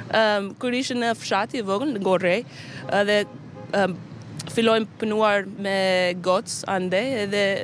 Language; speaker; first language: Albanian; non-native, learner; English